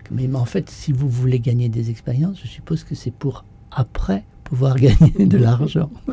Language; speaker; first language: French; native; French